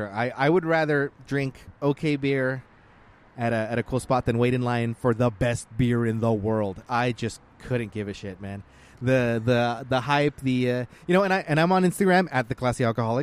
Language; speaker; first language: English; early bilingual, other home language; Spanish